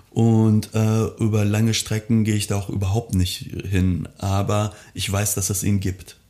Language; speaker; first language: German; early bilingual, other home language; Persian